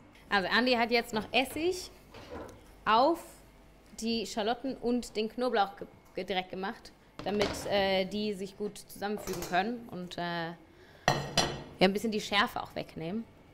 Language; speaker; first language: German; native; German